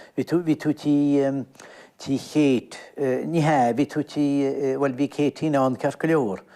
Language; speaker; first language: Irish; native; Irish